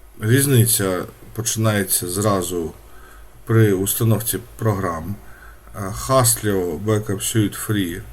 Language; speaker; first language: Ukrainian; non-native, local second language; Russian